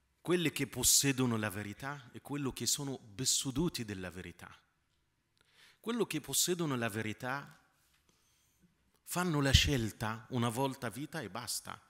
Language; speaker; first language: Italian; non-native, fluent; Arabic